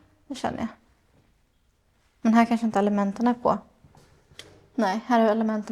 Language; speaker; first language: Swedish; native; Swedish